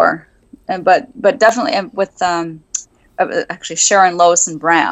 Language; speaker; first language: English; native; English